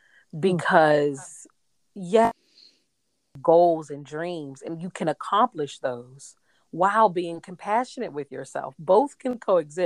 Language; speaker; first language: English; native; English